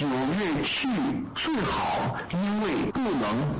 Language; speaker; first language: Chinese; non-native, learner; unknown